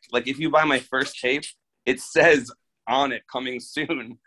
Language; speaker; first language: English; native; English